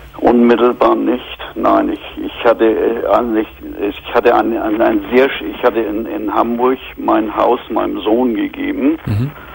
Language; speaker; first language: German; native; German